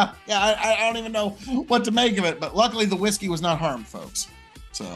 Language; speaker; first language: English; native; English